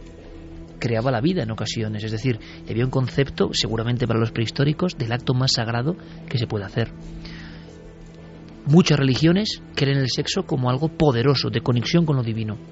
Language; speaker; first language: Spanish; native; Spanish